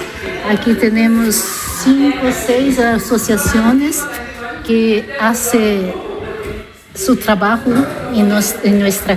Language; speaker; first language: Spanish; non-native, learner; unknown